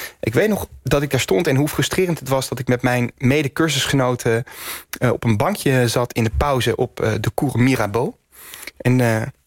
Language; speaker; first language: Dutch; native; Dutch